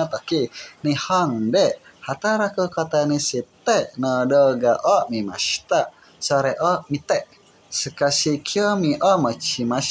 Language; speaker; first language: Japanese; non-native, learner; Indonesian